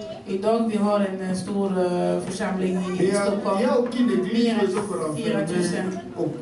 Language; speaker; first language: Swedish; non-native, fluent; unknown